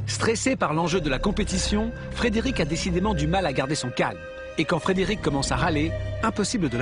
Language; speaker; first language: French; native; French